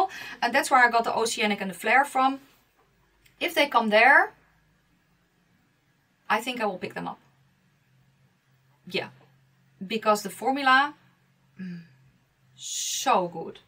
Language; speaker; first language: English; non-native, fluent; Dutch